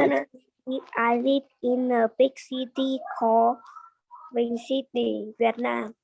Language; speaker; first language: English; non-native, learner; Vietnamese